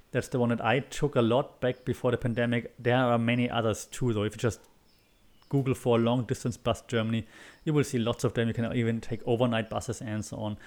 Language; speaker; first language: English; non-native, fluent; German